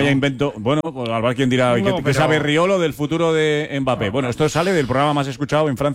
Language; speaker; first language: Spanish; native; Spanish